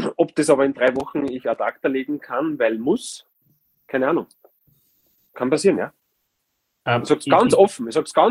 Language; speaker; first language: German; native; German